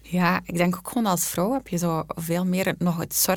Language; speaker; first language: Dutch; native; Dutch